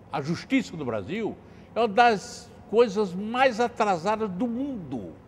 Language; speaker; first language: Portuguese; native; Portuguese